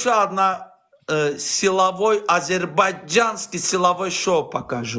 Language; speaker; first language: Russian; non-native, learner; Azerbaijani